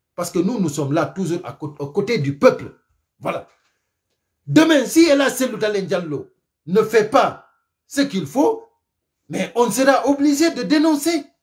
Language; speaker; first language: French; non-native, local second language; Fula